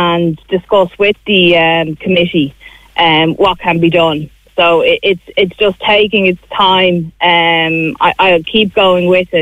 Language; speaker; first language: English; native; English